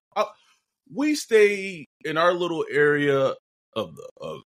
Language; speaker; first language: English; native; English